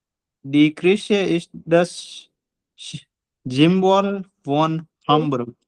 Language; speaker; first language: German; non-native, learner; Hindi